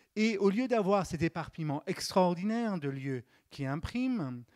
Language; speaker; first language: French; native; French